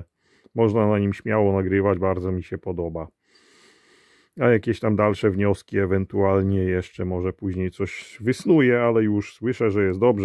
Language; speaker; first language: Polish; native; Polish